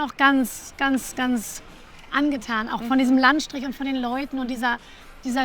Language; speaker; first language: German; native; German